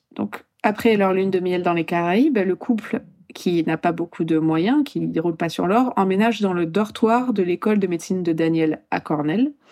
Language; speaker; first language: French; non-native, fluent; Polish